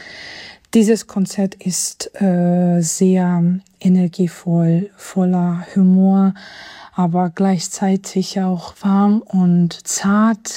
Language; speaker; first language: German; non-native, fluent; Georgian